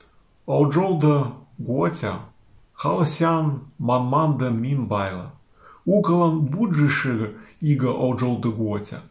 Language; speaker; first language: Chinese; non-native, fluent; Ukrainian